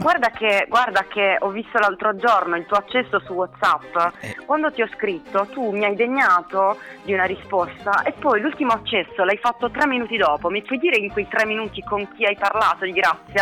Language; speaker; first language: Italian; native; Italian